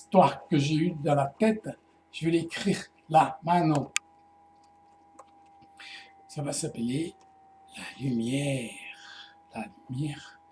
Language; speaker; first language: French; non-native, fluent; Portuguese